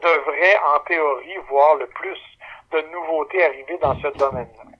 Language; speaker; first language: French; native; French